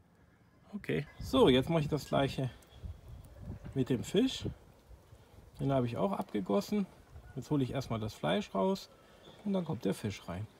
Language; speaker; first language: German; native; German